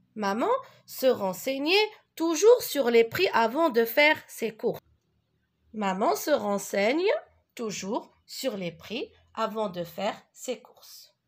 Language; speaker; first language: French; non-native, local second language; Arabic